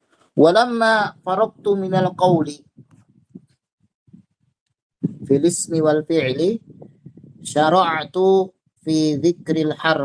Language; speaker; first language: Arabic; non-native, fluent; Indonesian